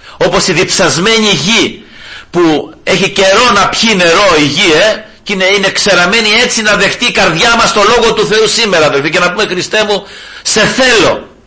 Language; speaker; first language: Greek; native; Greek